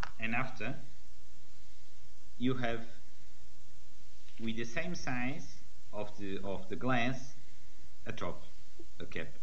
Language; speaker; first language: English; non-native, learner; Portuguese